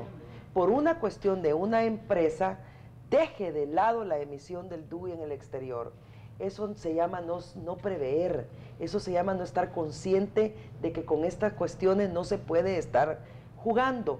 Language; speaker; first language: Spanish; native; Spanish